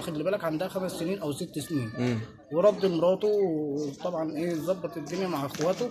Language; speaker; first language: Arabic; native; Arabic